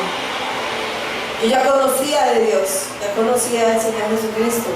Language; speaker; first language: Spanish; native; Spanish